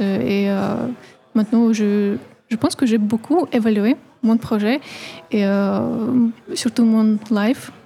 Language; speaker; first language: French; non-native, fluent; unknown